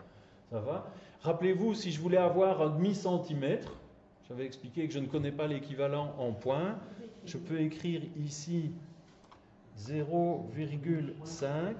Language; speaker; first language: French; native; French